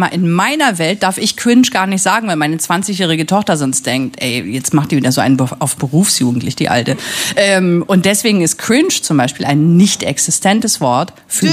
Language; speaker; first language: German; native; German